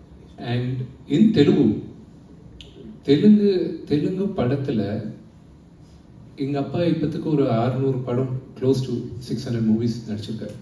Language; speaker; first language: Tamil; non-native, local second language; Telugu